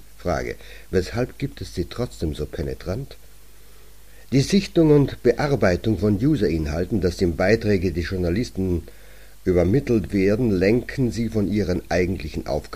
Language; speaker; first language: German; native; German